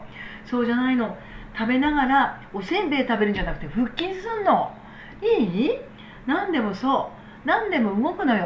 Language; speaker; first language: Japanese; native; Japanese